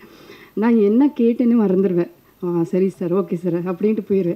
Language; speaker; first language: Tamil; non-native, fluent; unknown